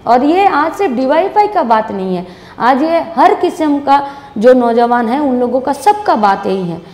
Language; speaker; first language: Hindi; non-native, local second language; Bangla